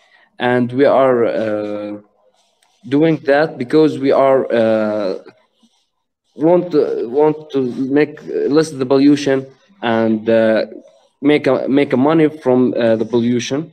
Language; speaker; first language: English; non-native, learner; Arabic